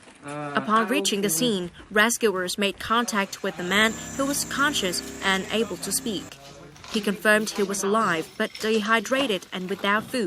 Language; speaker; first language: English; non-native, fluent; Vietnamese